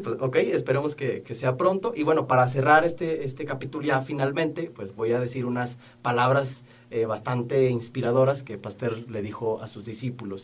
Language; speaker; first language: Spanish; native; Spanish